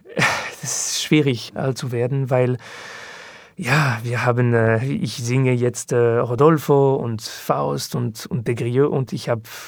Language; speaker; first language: German; non-native, learner; French